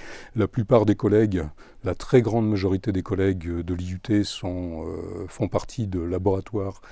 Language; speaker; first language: French; native; French